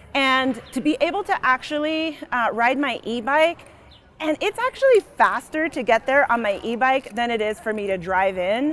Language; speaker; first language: English; early bilingual, other home language; Spanish